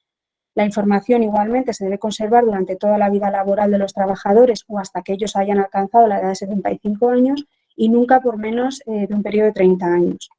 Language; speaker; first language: Spanish; native; Spanish